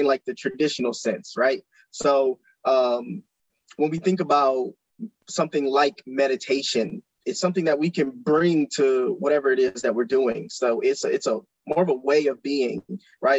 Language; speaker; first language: English; native; English